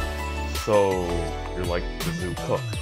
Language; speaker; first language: English; native; English